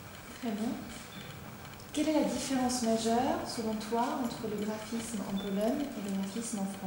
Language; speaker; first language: French; native; French